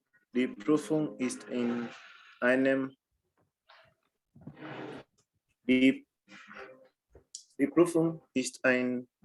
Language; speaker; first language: German; non-native, learner; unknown